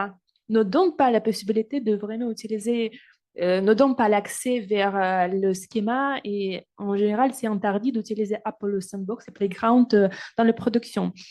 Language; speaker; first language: French; non-native, fluent; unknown